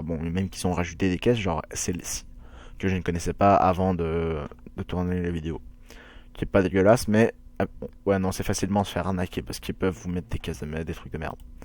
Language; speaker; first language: French; native; French